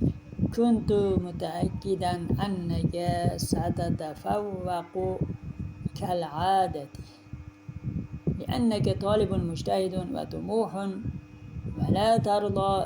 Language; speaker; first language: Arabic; non-native, fluent; Uzbek